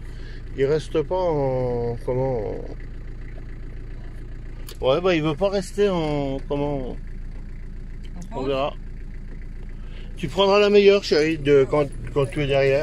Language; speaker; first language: French; native; French